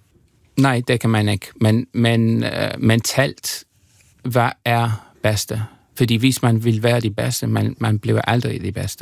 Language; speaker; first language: Danish; non-native, learner; English